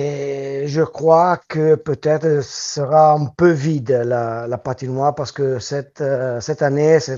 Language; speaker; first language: French; non-native, local second language; Italian